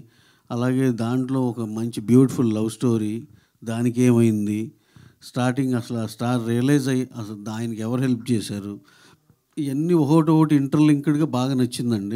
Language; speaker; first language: Telugu; native; Telugu